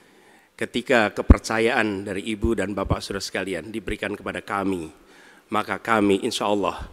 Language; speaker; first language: Indonesian; native; Indonesian